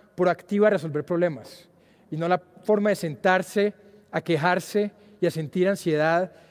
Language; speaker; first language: Spanish; native; Spanish